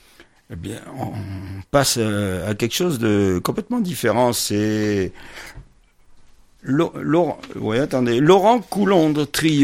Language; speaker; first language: French; native; French